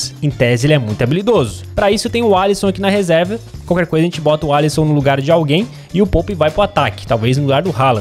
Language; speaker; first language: Portuguese; native; Portuguese